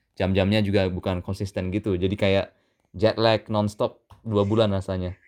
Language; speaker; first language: Indonesian; early bilingual, other home language; English